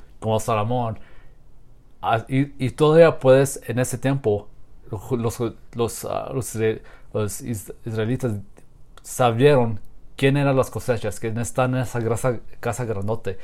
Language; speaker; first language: Spanish; non-native, learner; English